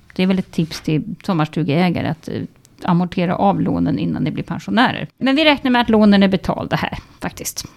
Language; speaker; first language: Swedish; native; Swedish